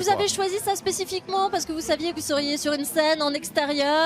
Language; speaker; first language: French; native; French